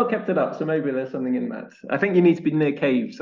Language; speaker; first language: English; native; English